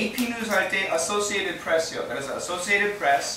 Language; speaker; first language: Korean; non-native, fluent; English